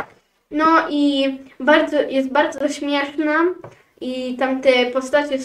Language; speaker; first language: Polish; early bilingual, heritage; Polish